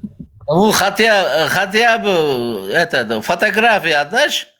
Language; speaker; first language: Russian; non-native, learner; Uzbek